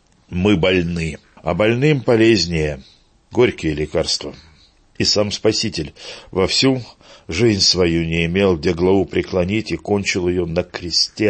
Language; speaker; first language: Russian; native; Russian